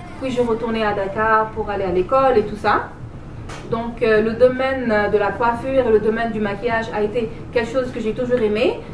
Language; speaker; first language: French; non-native, local second language; Wolof